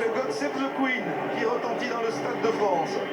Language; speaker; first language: French; native; French